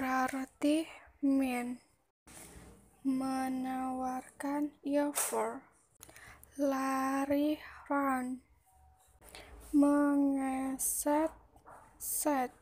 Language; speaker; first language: Indonesian; native; Indonesian